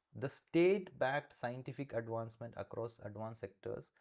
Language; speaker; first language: English; non-native, local second language; Malayalam